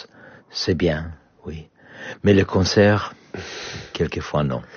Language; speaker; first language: French; non-native, fluent; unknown